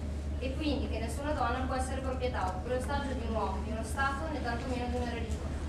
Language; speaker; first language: Italian; native; Italian